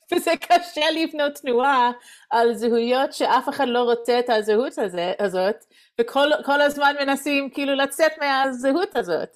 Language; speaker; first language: Hebrew; non-native, fluent; English